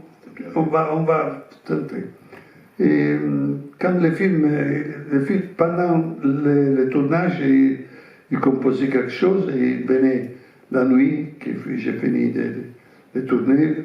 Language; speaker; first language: French; non-native, fluent; Italian